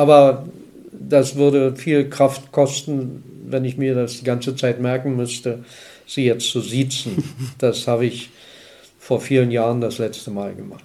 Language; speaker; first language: German; native; German